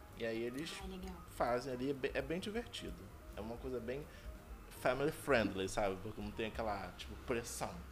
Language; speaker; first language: Portuguese; native; Portuguese